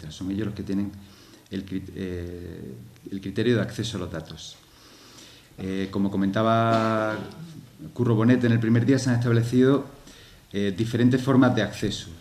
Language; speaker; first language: Spanish; native; Spanish